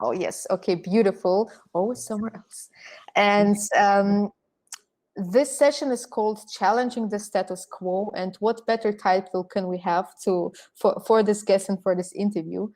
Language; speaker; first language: English; non-native, fluent; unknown